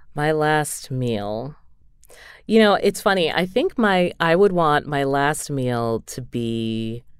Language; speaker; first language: English; native; English